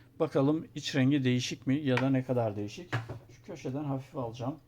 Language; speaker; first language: Turkish; native; Turkish